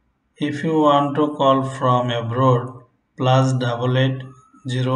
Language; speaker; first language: English; non-native, local second language; Bangla